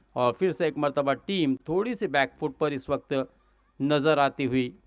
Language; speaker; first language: Hindi; non-native, local second language; Marathi